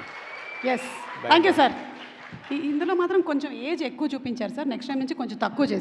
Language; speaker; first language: Telugu; native; Telugu